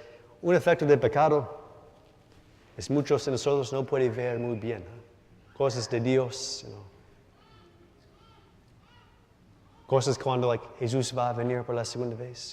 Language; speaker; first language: Spanish; non-native, learner; English